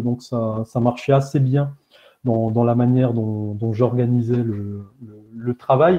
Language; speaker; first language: French; native; French